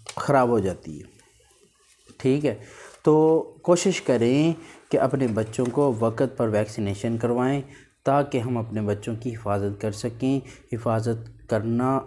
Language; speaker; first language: Urdu; native; Urdu